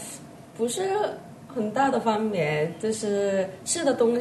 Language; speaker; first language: Chinese; non-native, fluent; Korean